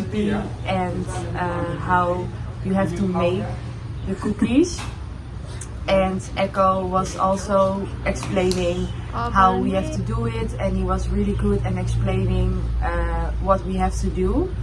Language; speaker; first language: English; non-native, fluent; Dutch